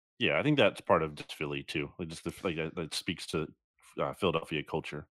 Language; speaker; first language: English; native; English